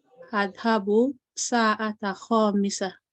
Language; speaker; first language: Arabic; non-native, learner; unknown